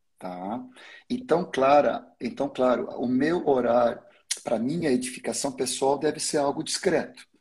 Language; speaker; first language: Portuguese; non-native, fluent; Swedish